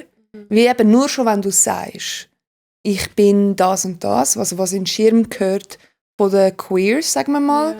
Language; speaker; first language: German; native; German